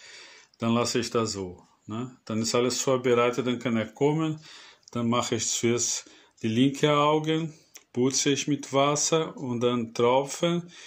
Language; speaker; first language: German; non-native, fluent; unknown